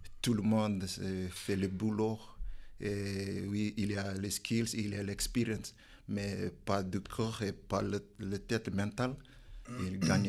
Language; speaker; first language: French; non-native, learner; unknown